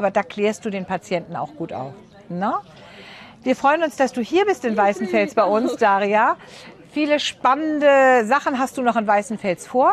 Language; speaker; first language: German; native; German